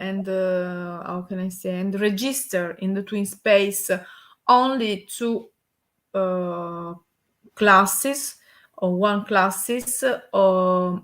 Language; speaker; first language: English; non-native, learner; Italian